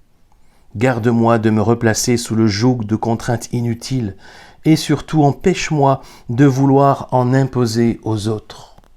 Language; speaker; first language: French; native; French